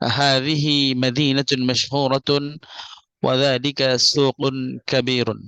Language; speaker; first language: Arabic; non-native, learner; Bangla